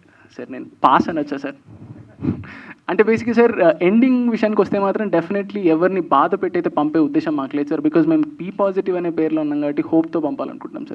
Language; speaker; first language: Telugu; native; Telugu